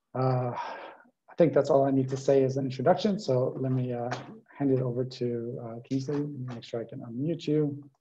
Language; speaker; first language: English; native; English